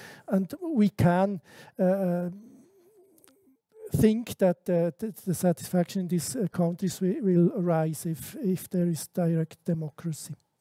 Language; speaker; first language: English; non-native, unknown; German